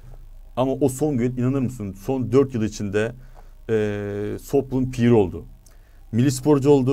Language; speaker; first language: Turkish; native; Turkish